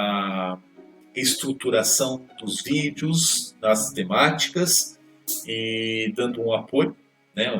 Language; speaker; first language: Portuguese; native; Portuguese